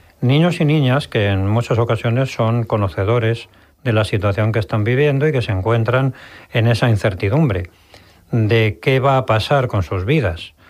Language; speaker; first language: Spanish; native; Spanish